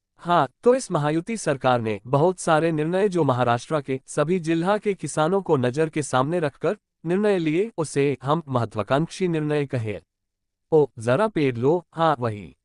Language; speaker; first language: Hindi; non-native, local second language; Marathi